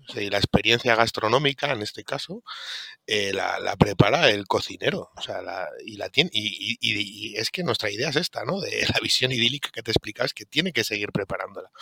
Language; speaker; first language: Spanish; native; Spanish